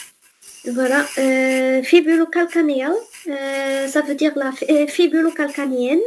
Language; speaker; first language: French; non-native, fluent; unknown